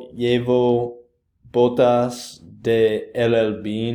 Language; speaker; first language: Spanish; non-native, learner; English